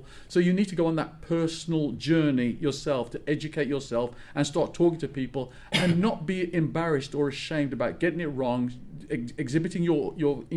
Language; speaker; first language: English; native; English